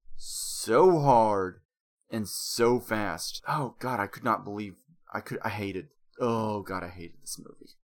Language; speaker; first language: English; native; English